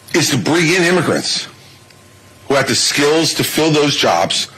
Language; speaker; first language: English; native; English